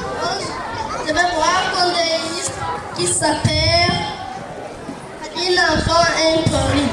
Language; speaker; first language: French; non-native, learner; Kinyarwanda